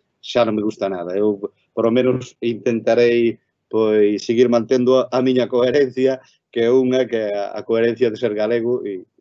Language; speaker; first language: Galician; native; Galician